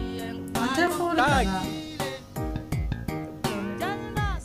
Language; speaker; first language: Japanese; non-native, learner; Georgian